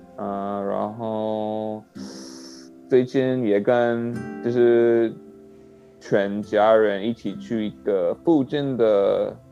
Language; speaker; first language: Chinese; non-native, learner; English